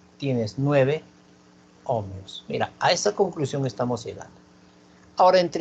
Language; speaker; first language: Spanish; native; Spanish